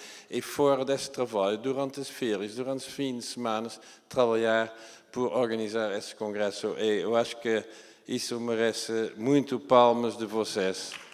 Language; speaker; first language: Portuguese; non-native, fluent; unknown